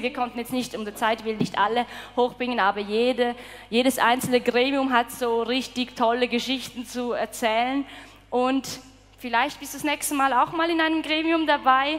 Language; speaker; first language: German; native; German